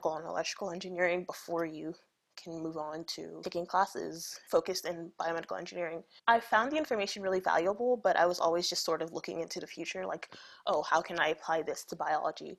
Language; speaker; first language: English; early bilingual, other home language; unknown